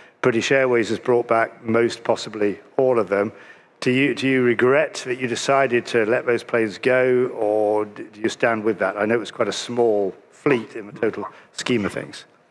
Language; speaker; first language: English; native; English